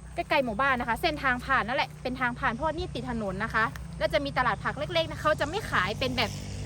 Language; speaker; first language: Thai; native; Thai